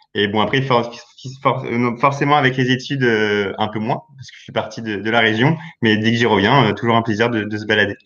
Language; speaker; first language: French; native; French